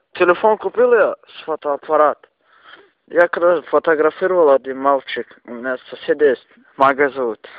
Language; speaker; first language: Russian; non-native, local second language; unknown